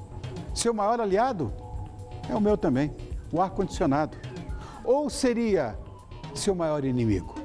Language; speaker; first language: Portuguese; native; Portuguese